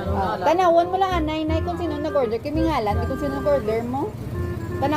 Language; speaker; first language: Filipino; non-native, local second language; Hiligaynon